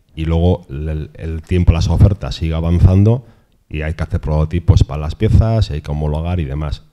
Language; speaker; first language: Spanish; non-native, local second language; Basque